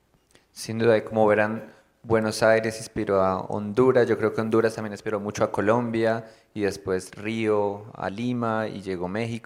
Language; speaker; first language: Spanish; native; Spanish